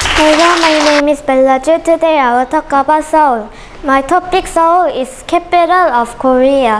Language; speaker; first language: English; non-native, learner; Korean